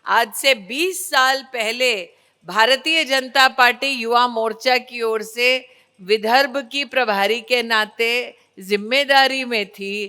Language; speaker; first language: Hindi; native; Hindi